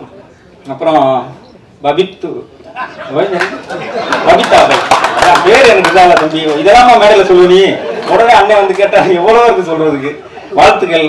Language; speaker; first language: Tamil; native; Tamil